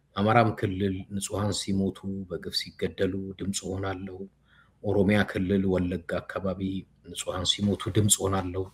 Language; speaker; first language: Amharic; native; Amharic